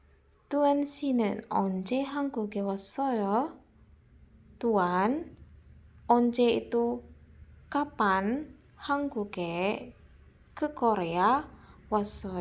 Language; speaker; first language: Korean; non-native, fluent; Indonesian